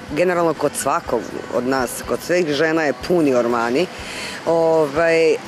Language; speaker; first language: Serbian; native; Serbian